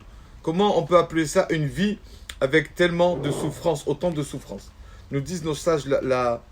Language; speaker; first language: French; native; French